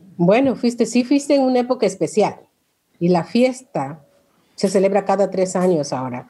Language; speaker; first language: Spanish; non-native, local second language; Quechua